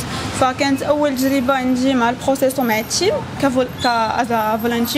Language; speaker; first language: Arabic; native; Arabic